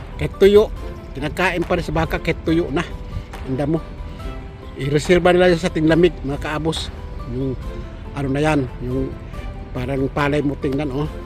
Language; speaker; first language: Filipino; non-native, local second language; Cebuano